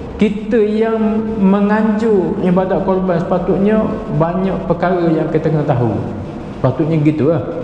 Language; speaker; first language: Malay; native; Malay